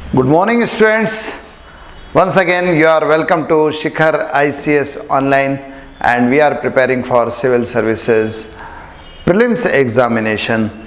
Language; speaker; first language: English; non-native, local second language; Hindi